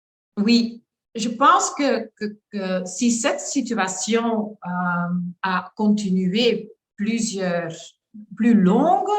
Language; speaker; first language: French; non-native, learner; Dutch